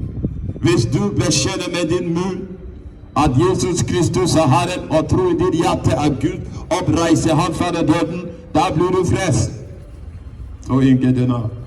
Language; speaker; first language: Norwegian; non-native, fluent; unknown